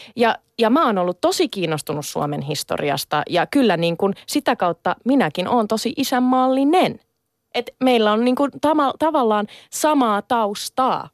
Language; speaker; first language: Finnish; native; Finnish